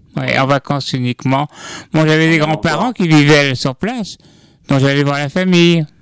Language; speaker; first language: French; native; French